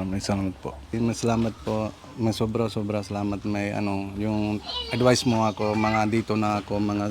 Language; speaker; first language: Filipino; non-native, learner; Punjabi